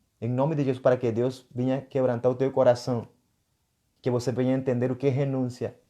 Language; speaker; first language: Portuguese; non-native, fluent; Spanish